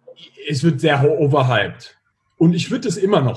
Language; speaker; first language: German; native; German